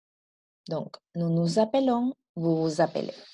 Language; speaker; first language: French; non-native, fluent; Spanish